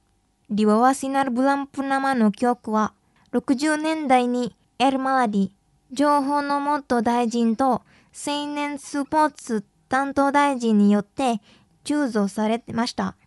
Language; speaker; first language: Japanese; non-native, fluent; Indonesian